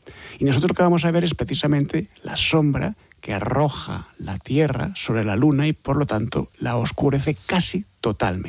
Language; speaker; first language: Spanish; native; Spanish